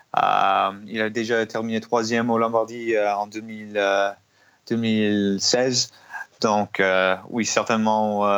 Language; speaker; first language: French; non-native, learner; English